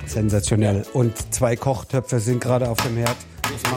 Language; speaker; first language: German; native; German